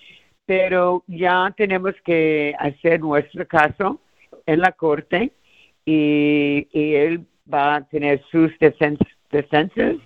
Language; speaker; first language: Spanish; early bilingual, heritage; Spanish